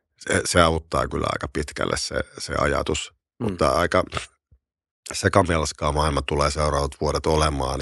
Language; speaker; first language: Finnish; native; Finnish